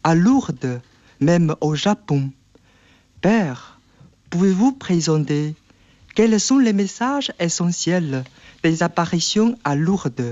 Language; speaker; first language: French; non-native, fluent; Chinese